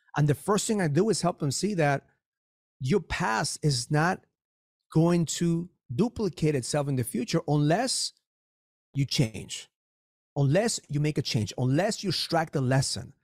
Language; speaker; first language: English; early bilingual, other home language; Spanish